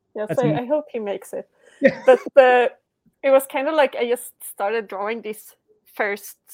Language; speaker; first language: English; non-native, fluent; Swedish